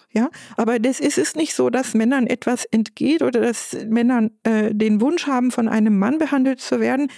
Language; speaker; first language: German; non-native, fluent; Turkish